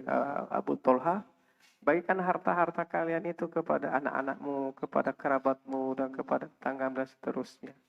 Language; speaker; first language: Indonesian; native; Indonesian